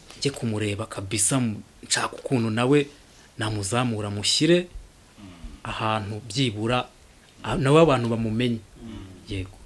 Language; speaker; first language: Kinyarwanda; early bilingual, heritage; Kinyarwanda